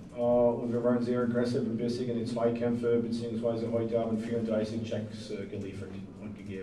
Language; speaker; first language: German; non-native, fluent; English